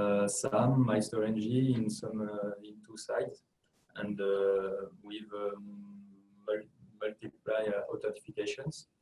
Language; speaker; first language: English; non-native, fluent; French